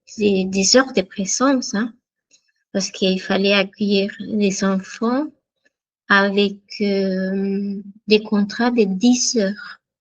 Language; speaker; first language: French; non-native, fluent; Spanish